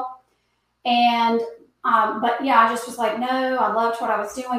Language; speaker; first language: English; native; English